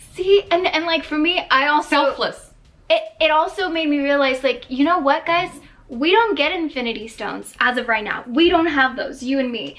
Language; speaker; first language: English; native; English